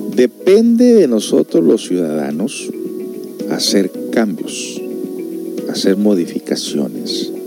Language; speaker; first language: Spanish; early bilingual, heritage; Spanish